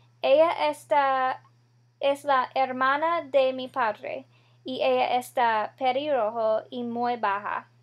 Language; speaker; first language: Spanish; non-native, learner; English